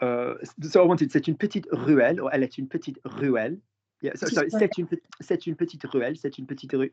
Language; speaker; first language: French; non-native, fluent; English